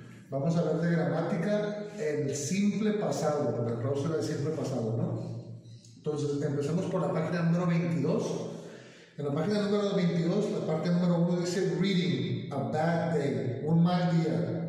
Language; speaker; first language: Spanish; native; Spanish